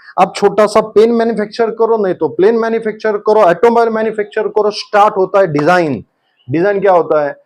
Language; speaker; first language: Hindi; non-native, local second language; Marathi